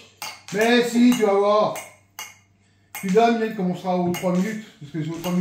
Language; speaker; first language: French; native; French